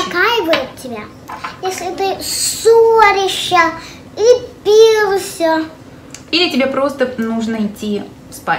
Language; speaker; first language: Russian; early bilingual, heritage; English